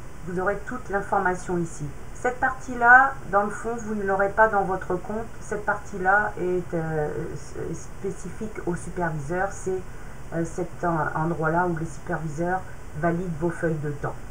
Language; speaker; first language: French; native; French